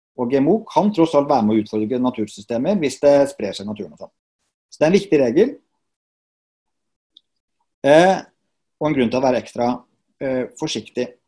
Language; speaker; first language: Norwegian; native; Norwegian